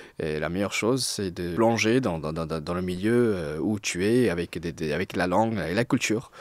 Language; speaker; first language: French; non-native, fluent; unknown